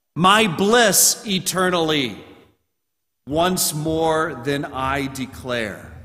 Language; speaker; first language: English; native; English